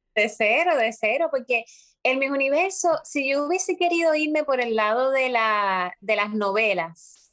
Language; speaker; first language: Spanish; native; Spanish